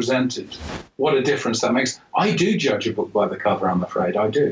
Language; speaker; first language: English; native; English